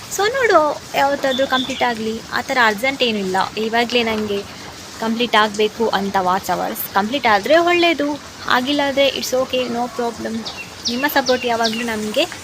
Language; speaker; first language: Kannada; non-native, local second language; Tulu